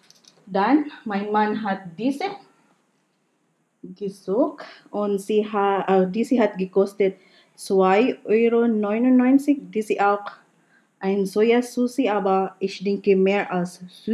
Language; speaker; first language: German; non-native, learner; Filipino